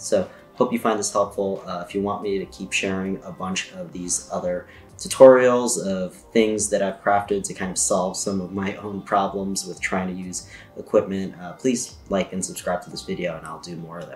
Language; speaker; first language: English; native; English